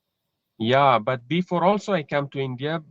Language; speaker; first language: English; non-native, learner; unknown